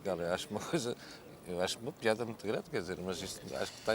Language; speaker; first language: Portuguese; native; Portuguese